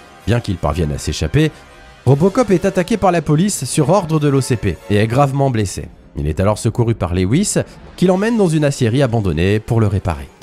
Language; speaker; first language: French; native; French